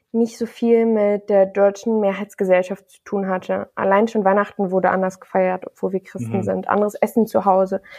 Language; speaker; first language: German; native; German